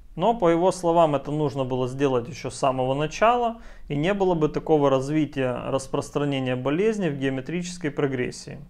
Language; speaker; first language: Russian; native; Russian